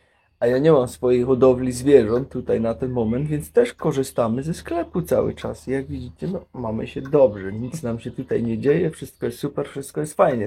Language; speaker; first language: Polish; native; Polish